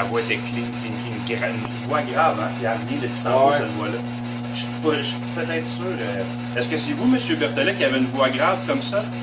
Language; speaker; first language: French; native; French